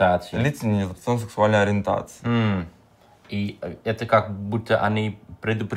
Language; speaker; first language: Russian; non-native, fluent; Dutch